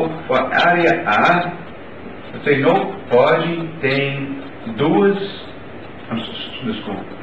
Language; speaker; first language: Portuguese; non-native, learner; English